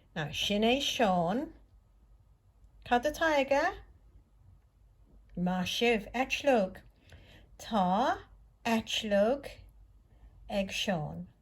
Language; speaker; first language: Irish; non-native, local second language; English